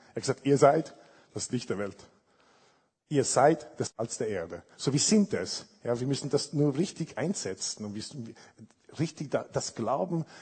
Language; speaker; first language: German; non-native, fluent; Italian